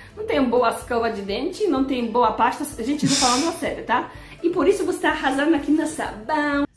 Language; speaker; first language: Portuguese; non-native, fluent; Polish